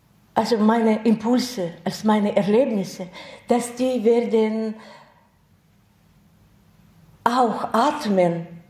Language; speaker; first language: German; non-native, fluent; Russian